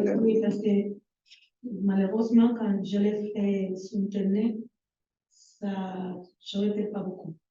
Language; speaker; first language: French; non-native, learner; Spanish